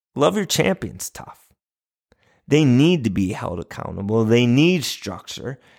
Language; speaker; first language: English; native; English